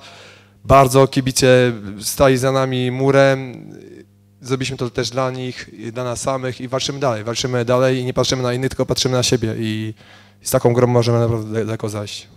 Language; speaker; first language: Polish; native; Polish